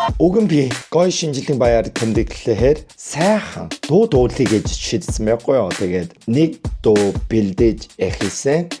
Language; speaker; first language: Mongolian; non-native, fluent; Korean